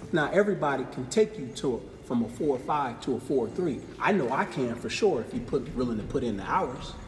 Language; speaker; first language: English; native; English